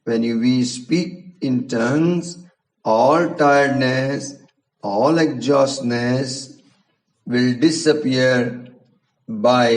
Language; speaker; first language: English; non-native, local second language; Hindi